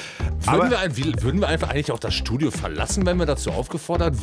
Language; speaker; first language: German; native; German